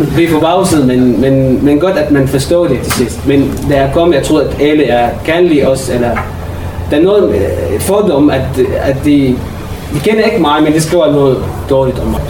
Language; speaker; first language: Danish; non-native, fluent; Arabic